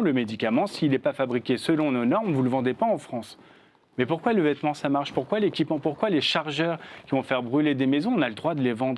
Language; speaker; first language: French; native; French